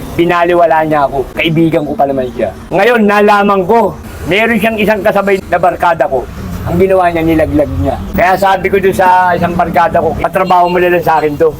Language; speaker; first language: Filipino; native; Filipino